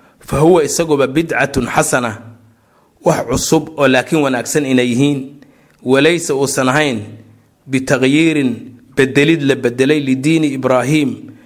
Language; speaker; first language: Somali; native; Somali